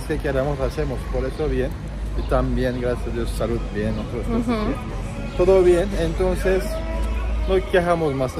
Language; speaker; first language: Spanish; non-native, learner; Turkish